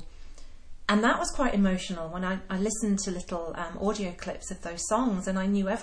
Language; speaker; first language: English; native; English